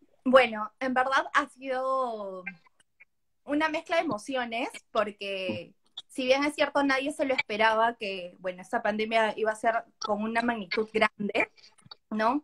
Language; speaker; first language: Spanish; native; Spanish